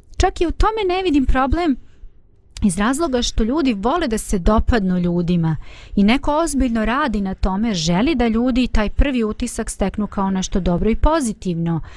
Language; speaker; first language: Bosnian; native; Bosnian